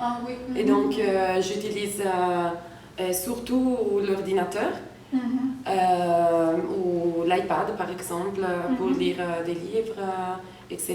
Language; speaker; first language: French; non-native, fluent; Italian